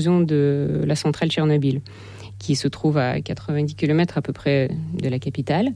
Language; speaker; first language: French; non-native, fluent; Ukrainian